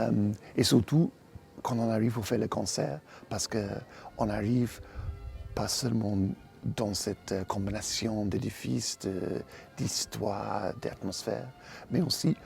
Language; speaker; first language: French; non-native, fluent; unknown